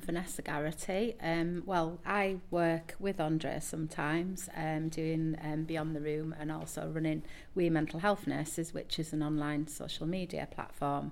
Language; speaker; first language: English; native; English